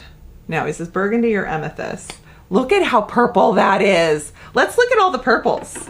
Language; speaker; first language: English; native; English